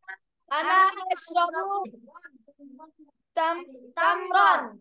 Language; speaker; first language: Arabic; non-native, learner; Bangla